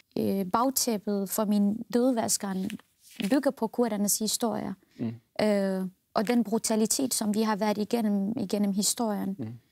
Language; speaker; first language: Danish; non-native, fluent; Central Kurdish